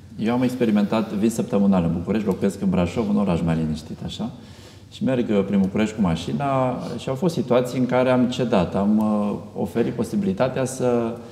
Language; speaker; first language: Romanian; native; Romanian